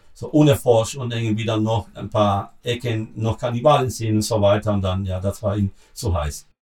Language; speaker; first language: German; non-native, learner; Spanish